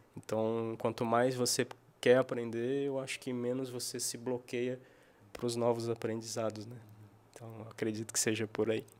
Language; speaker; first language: Portuguese; native; Portuguese